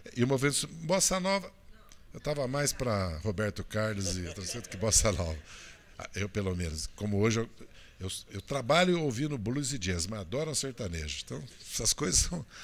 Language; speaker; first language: Portuguese; native; Portuguese